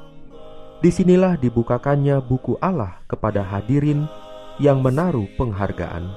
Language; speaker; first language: Indonesian; native; Indonesian